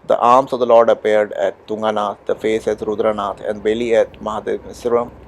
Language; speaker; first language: English; non-native, local second language; Hindi